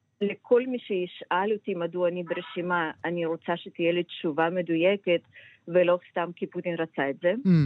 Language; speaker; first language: Hebrew; non-native, fluent; Russian